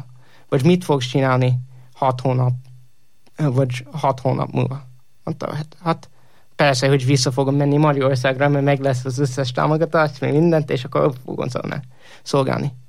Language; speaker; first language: Hungarian; non-native, learner; English